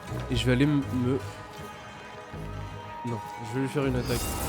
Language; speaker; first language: French; native; French